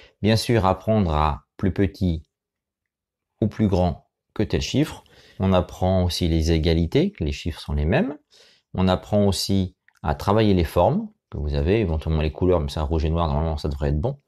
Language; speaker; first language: French; native; French